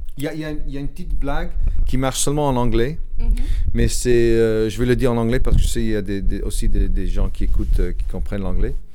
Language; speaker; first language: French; non-native, fluent; English